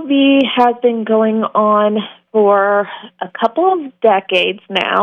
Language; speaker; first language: English; native; English